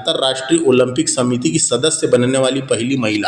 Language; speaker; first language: Hindi; native; Hindi